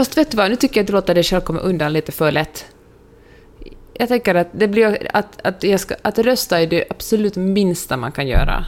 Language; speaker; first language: Swedish; native; Swedish